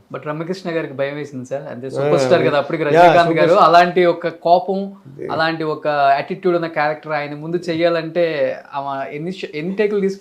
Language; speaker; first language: Telugu; native; Telugu